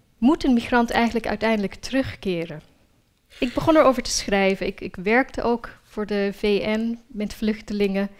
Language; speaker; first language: Dutch; early bilingual, other home language; Urdu